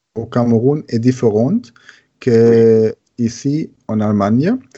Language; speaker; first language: French; non-native, learner; German